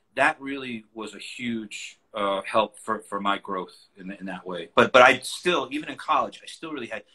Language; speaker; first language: English; native; English